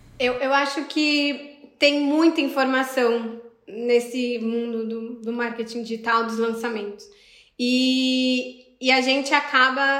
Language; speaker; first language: Portuguese; native; Portuguese